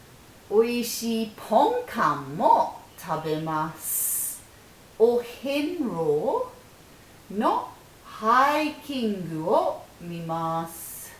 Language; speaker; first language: Japanese; non-native, fluent; English